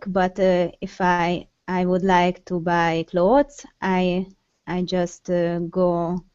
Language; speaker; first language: English; non-native, learner; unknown